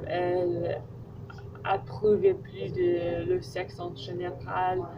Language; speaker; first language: French; non-native, learner; English